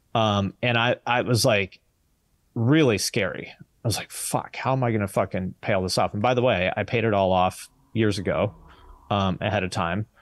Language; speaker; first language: English; native; English